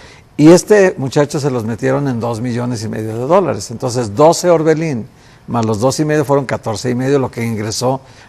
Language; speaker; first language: Spanish; native; Spanish